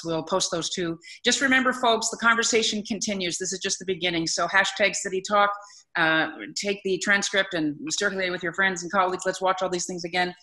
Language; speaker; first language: English; native; English